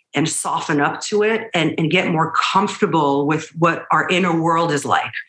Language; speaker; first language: English; early bilingual, other home language; Hebrew